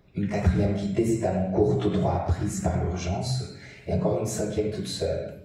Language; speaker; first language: French; non-native, fluent; Portuguese